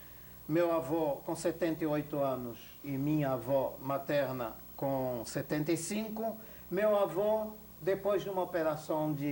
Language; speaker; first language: Portuguese; non-native, fluent; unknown